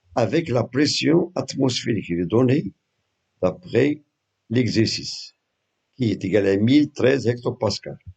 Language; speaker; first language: French; non-native, local second language; Arabic